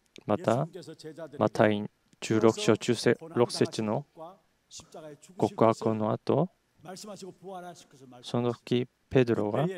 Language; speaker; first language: Japanese; non-native, fluent; Korean